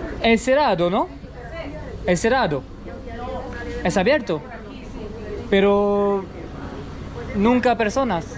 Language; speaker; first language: Spanish; non-native, learner; French